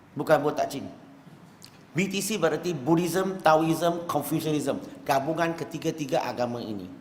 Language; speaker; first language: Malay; non-native, local second language; Chinese